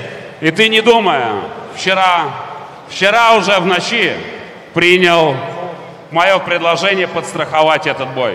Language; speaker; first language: Russian; native; Russian